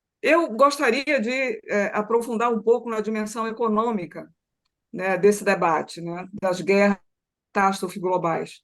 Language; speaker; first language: Portuguese; native; Portuguese